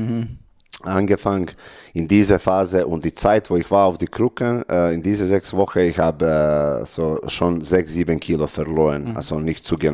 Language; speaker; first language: German; non-native, learner; Serbian